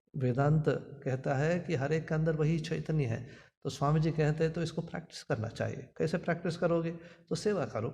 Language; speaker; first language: Hindi; non-native, local second language; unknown